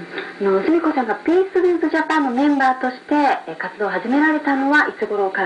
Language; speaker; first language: Japanese; native; Japanese